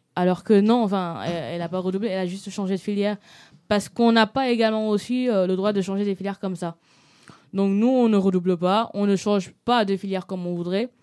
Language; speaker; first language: French; non-native, local second language; Wolof